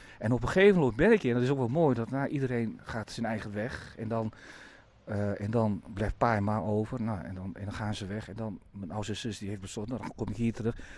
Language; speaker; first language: Dutch; native; Dutch